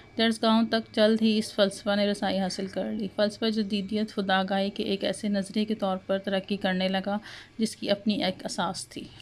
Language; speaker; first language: Urdu; non-native, local second language; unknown